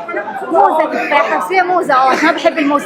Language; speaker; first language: Arabic; native; Arabic